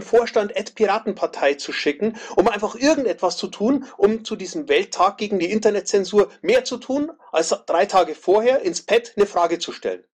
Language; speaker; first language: German; native; German